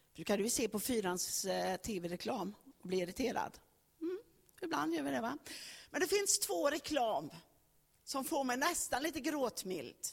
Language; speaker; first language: Swedish; native; Swedish